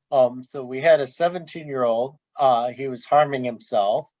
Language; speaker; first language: English; native; English